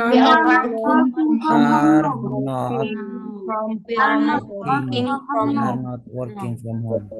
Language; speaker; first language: English; non-native, learner; Indonesian